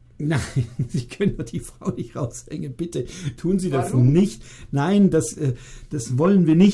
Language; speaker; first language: German; native; German